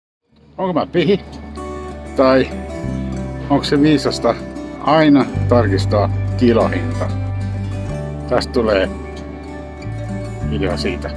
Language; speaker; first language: Finnish; non-native, local second language; Swedish